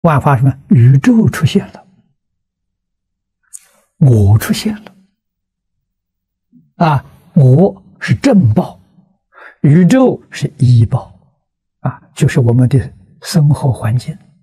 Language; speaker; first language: Chinese; native; Chinese